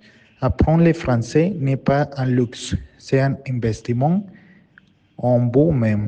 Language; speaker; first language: French; non-native, learner; Spanish